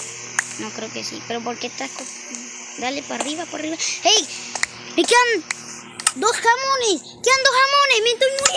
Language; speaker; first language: Spanish; native; Spanish